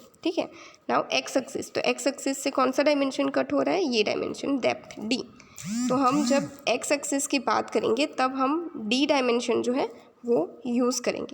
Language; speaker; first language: Hindi; native; Hindi